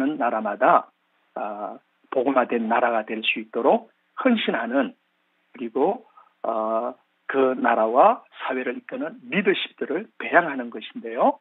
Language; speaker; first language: Korean; native; Korean